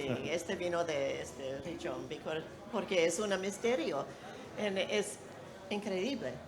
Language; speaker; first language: Spanish; non-native, learner; English